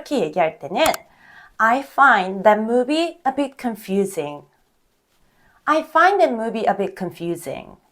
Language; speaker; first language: English; non-native, fluent; Korean